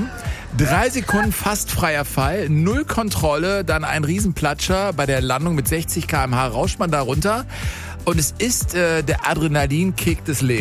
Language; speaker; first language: German; native; German